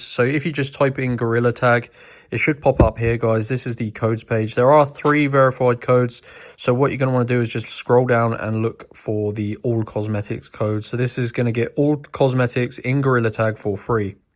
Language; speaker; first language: English; native; English